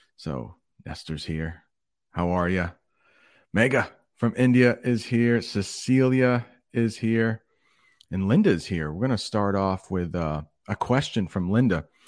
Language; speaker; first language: English; native; English